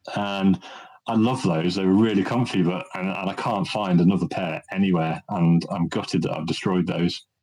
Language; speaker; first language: English; native; English